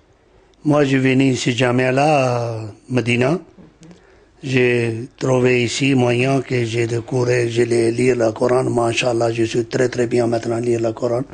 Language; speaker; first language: French; non-native, learner; Punjabi